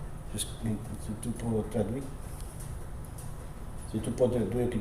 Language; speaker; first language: French; non-native, learner; Spanish